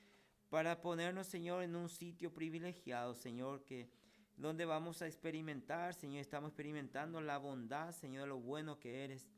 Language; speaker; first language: Spanish; native; Spanish